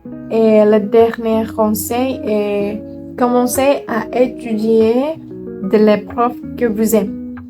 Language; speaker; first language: French; non-native, learner; Indonesian